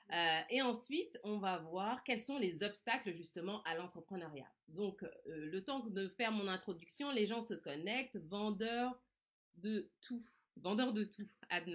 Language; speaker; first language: French; native; French